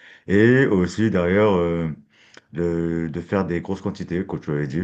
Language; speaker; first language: French; native; French